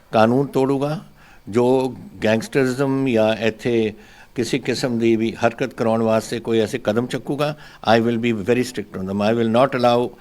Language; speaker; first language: Hindi; non-native, local second language; Punjabi